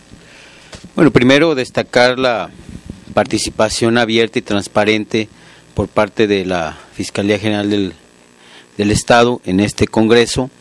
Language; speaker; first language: Spanish; native; Spanish